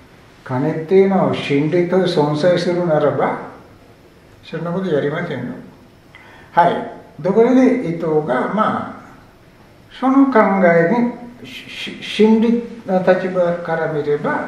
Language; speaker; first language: Japanese; non-native, fluent; Sinhala